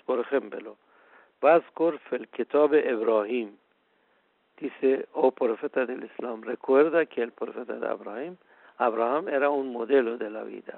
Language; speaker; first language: Spanish; non-native, fluent; Persian